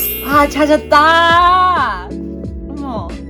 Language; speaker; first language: Korean; non-native, learner; English